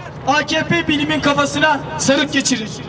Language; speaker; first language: Turkish; native; Turkish